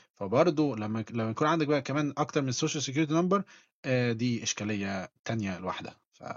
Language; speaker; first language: Arabic; native; Arabic